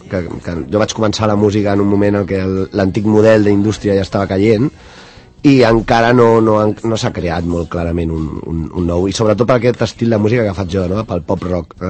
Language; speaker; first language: Catalan; non-native, local second language; Spanish